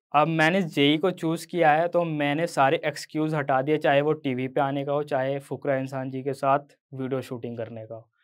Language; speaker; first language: Hindi; native; Hindi